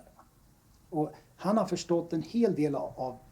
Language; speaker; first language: Swedish; native; Swedish